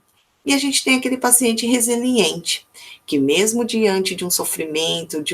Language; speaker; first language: Portuguese; native; Portuguese